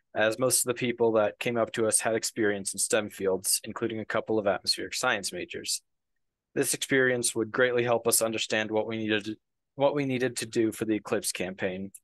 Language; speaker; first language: English; native; English